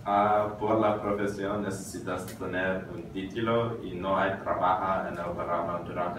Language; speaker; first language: Spanish; non-native, learner; English